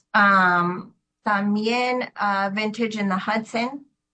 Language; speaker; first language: Spanish; early bilingual, heritage; Spanish